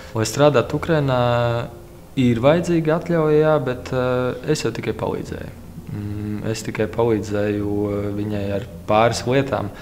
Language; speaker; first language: Latvian; native; Latvian